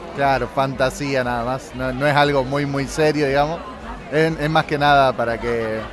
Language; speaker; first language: Spanish; native; Spanish